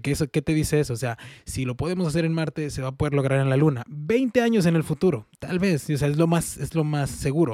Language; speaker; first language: Spanish; early bilingual, heritage; Spanish